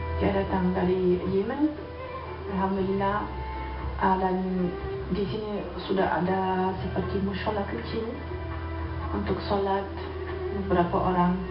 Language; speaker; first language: Indonesian; non-native, learner; German